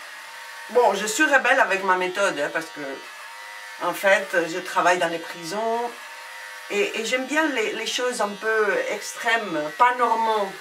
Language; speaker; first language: French; non-native, fluent; Spanish